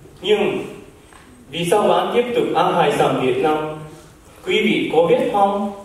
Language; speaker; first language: Vietnamese; non-native, learner; Japanese